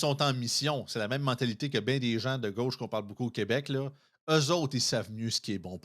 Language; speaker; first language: French; native; French